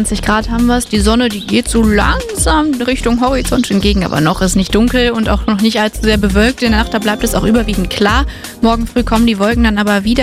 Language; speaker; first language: German; native; German